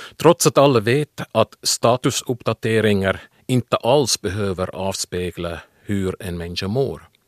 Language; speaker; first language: Swedish; non-native, fluent; German